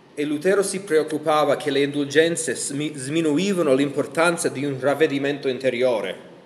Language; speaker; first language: Italian; non-native, fluent; English